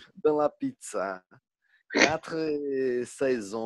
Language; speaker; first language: French; non-native, learner; Portuguese